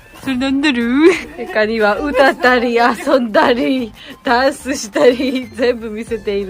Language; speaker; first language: Japanese; non-native, learner; Georgian